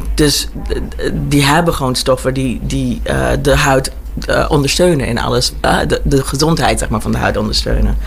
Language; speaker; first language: Dutch; early bilingual, heritage; Dutch